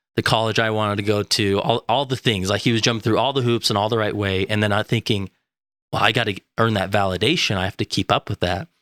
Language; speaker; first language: English; native; English